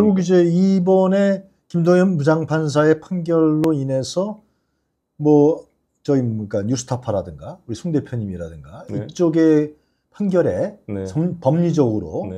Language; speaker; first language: Korean; native; Korean